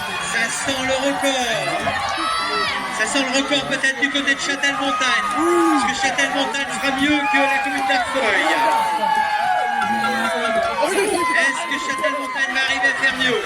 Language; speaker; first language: French; native; French